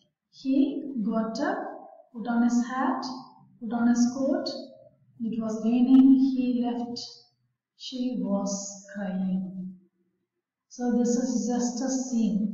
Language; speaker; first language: English; non-native, local second language; Tamil